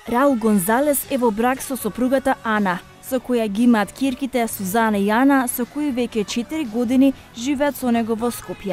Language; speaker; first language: Macedonian; native; Macedonian